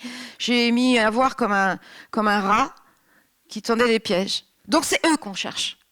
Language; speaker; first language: French; native; French